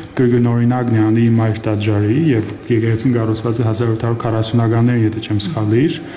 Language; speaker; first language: Armenian; early bilingual, heritage; Armenian